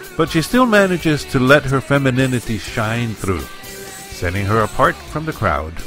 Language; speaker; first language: English; native; English